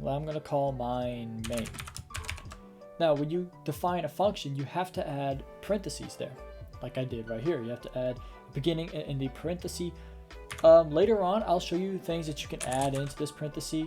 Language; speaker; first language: English; native; English